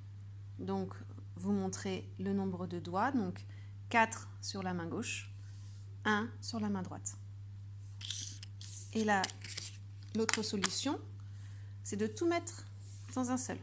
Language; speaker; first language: French; native; French